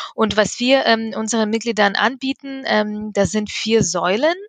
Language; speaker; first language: German; early bilingual, other home language; Russian